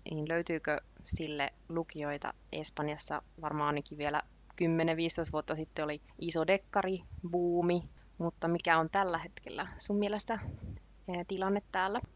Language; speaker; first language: Finnish; native; Finnish